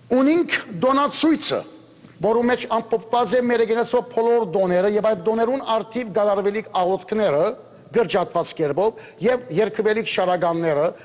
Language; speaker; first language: Armenian; early bilingual, heritage; Armenian